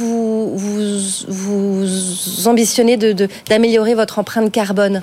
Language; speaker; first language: French; native; French